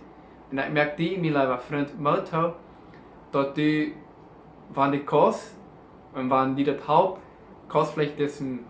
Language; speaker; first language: German; non-native, learner; Plautdietsch